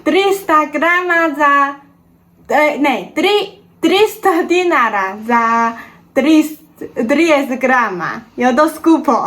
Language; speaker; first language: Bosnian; non-native, learner; Chinese